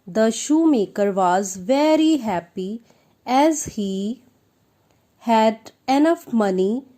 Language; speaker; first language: English; non-native, local second language; Punjabi